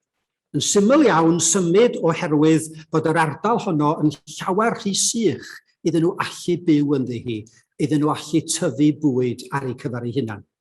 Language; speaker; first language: Welsh; native; Welsh